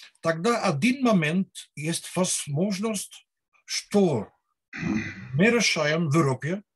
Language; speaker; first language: Russian; non-native, learner; Dutch